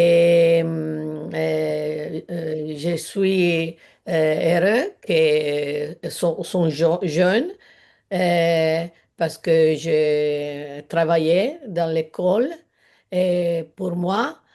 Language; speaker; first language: French; non-native, learner; Italian